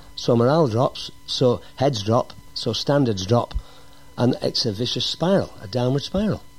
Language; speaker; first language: English; native; English